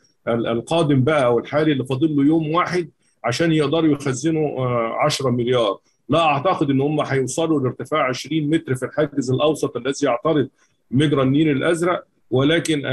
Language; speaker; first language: Arabic; native; Arabic